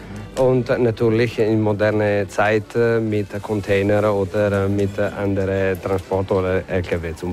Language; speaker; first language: German; non-native, learner; Italian